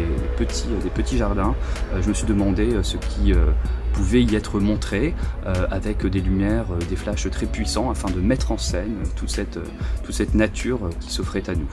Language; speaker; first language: French; native; French